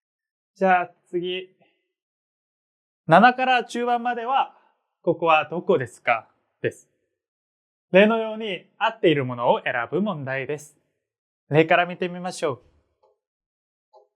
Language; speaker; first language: Japanese; non-native, fluent; Korean